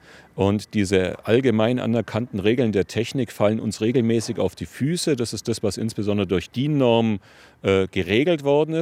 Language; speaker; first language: German; native; German